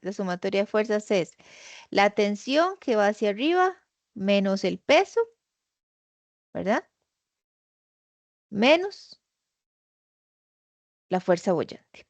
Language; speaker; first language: Spanish; native; Spanish